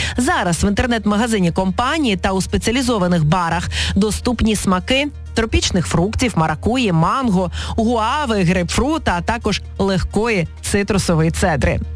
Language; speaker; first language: Ukrainian; native; Ukrainian